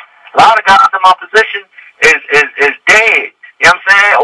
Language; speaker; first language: English; native; English